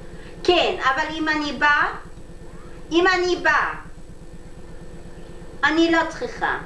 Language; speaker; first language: Hebrew; non-native, learner; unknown